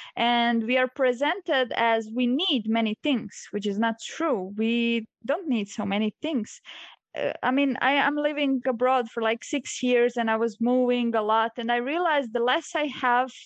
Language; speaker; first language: English; non-native, fluent; Croatian